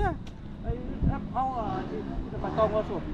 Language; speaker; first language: English; non-native, learner; Thai